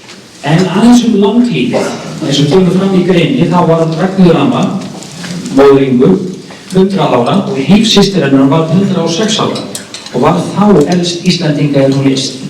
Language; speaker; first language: Icelandic; native; Icelandic